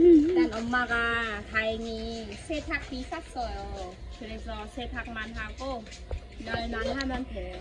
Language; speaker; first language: Korean; non-native, fluent; Khmer